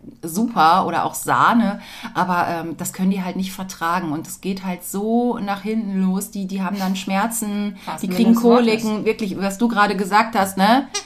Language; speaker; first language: German; native; German